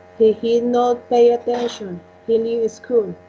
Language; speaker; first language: English; non-native, learner; Spanish